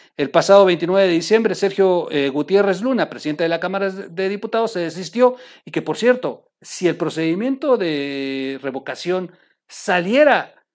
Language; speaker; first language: Spanish; native; Spanish